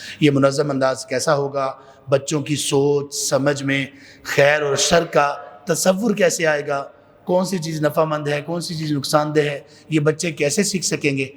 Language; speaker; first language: Urdu; non-native, local second language; Punjabi